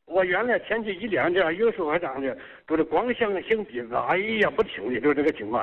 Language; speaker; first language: Chinese; native; Chinese